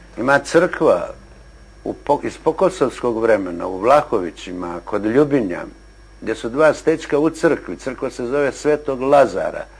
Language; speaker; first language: Bosnian; native; Bosnian